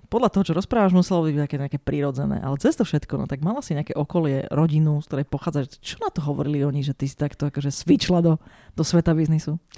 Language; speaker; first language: Slovak; native; Slovak